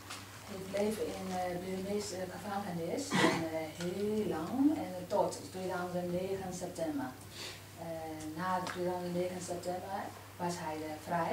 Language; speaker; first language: Dutch; non-native, learner; Burmese